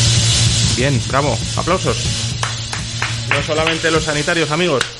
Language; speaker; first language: Spanish; native; Spanish